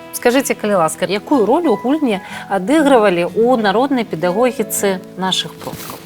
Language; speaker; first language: Belarusian; non-native, local second language; Russian